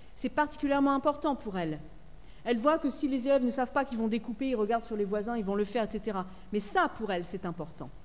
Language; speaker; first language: French; native; French